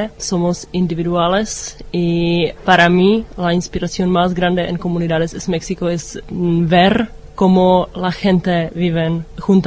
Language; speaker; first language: Spanish; non-native, learner; Czech